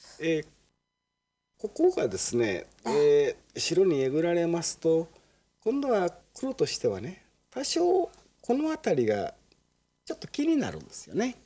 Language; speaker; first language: Japanese; native; Japanese